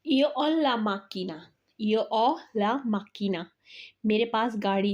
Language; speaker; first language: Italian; non-native, learner; Urdu